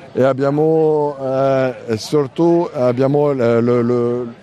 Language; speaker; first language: Italian; non-native, learner; French